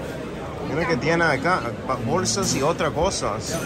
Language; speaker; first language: Spanish; early bilingual, heritage; English